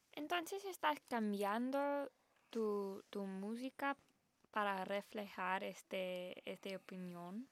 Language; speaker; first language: Spanish; early bilingual, heritage; Spanish